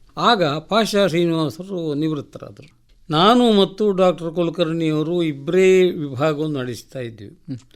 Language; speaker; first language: Kannada; native; Kannada